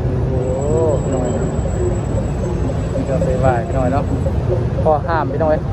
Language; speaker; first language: Thai; non-native, local second language; Lao